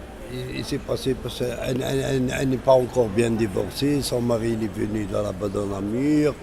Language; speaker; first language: French; non-native, local second language; Arabic